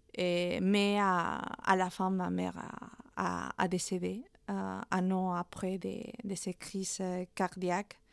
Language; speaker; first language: French; non-native, fluent; Spanish